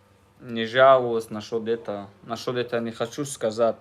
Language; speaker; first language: Russian; non-native, learner; Tajik